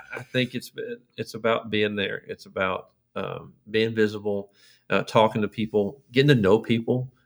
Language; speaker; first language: English; native; English